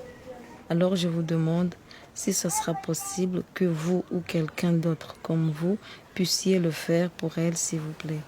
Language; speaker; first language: French; non-native, local second language; Comorian